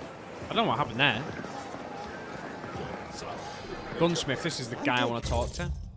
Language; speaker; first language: English; native; English